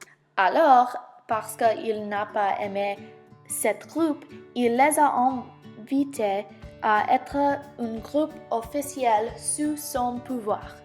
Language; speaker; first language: French; non-native, learner; English